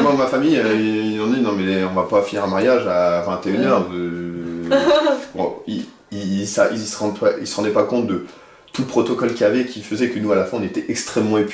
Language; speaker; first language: French; native; French